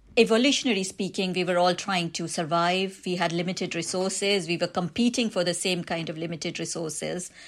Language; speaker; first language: English; non-native, local second language; Hindi